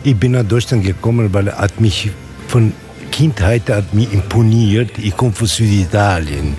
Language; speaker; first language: German; non-native, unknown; Italian